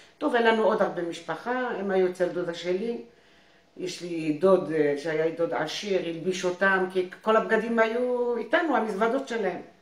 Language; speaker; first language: Hebrew; non-native, fluent; French